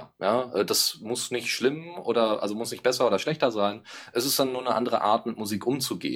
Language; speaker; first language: German; native; German